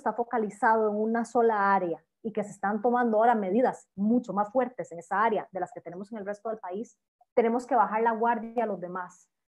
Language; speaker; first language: Spanish; native; Spanish